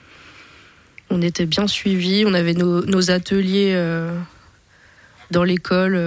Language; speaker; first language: French; native; French